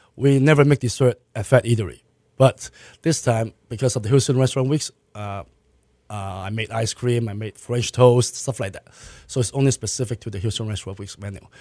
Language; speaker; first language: English; non-native, local second language; Cantonese